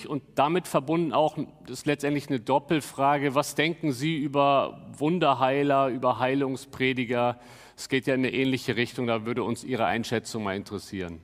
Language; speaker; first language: German; native; German